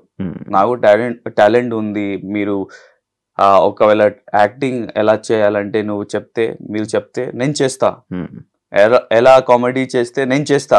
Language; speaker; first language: Telugu; non-native, local second language; Hindi